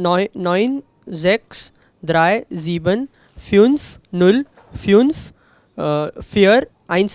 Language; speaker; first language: German; non-native, learner; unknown